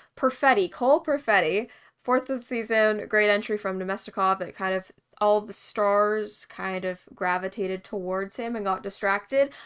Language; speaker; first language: English; native; English